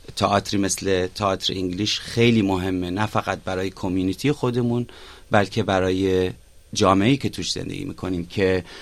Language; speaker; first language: Persian; non-native, local second language; Arabic